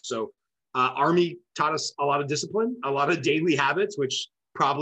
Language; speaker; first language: English; native; English